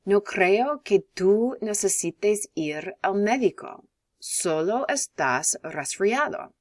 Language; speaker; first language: Spanish; non-native, fluent; English